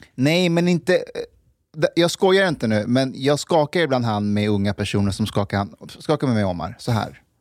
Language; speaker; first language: Swedish; non-native, fluent; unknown